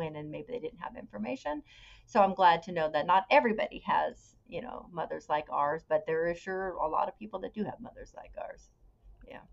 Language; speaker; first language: English; native; English